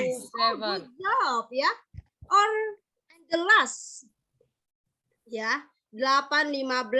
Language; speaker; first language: English; non-native, fluent; Indonesian